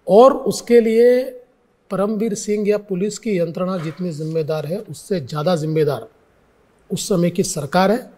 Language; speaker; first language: Hindi; non-native, local second language; Marathi